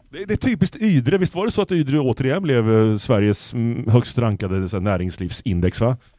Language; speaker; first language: Swedish; native; Swedish